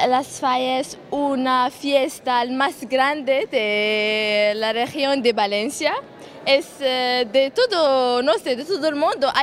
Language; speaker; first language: Spanish; non-native, learner; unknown